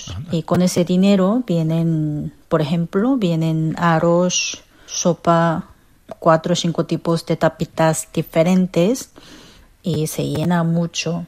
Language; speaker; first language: Spanish; non-native, fluent; Korean